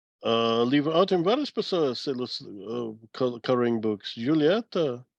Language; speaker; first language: Portuguese; non-native, fluent; English